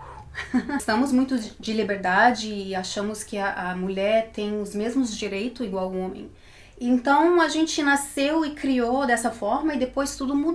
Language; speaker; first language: Portuguese; early bilingual, heritage; Portuguese